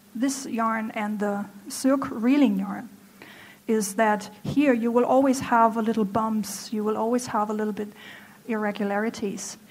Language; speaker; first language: English; non-native, fluent; German